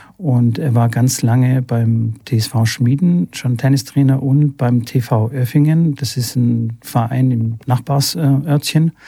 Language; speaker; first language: German; early bilingual, other home language; Bulgarian